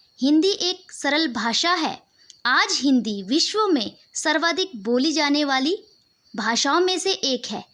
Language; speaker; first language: Hindi; native; Hindi